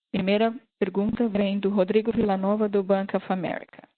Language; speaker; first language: Portuguese; non-native, fluent; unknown